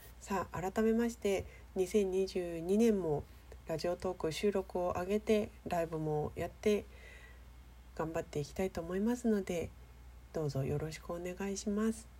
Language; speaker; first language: Japanese; native; Japanese